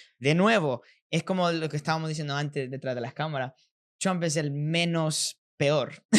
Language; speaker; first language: Spanish; early bilingual, heritage; Spanish